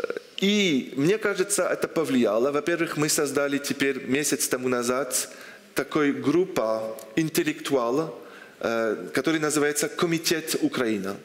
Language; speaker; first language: Russian; non-native, fluent; French